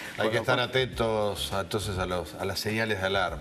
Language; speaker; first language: Spanish; native; Spanish